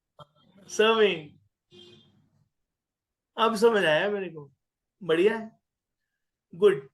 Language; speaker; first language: Hindi; native; Hindi